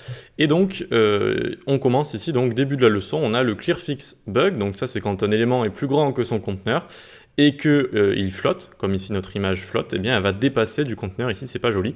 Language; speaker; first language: French; native; French